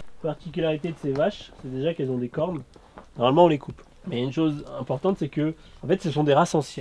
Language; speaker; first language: French; native; French